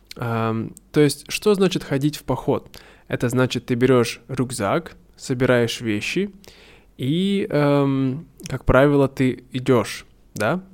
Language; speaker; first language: Russian; native; Russian